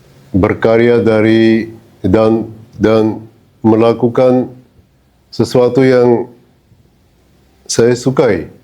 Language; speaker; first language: Indonesian; non-native, fluent; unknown